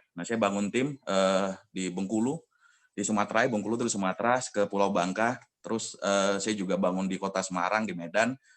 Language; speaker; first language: Indonesian; native; Indonesian